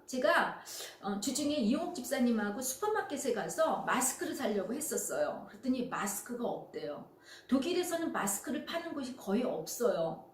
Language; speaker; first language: Korean; native; Korean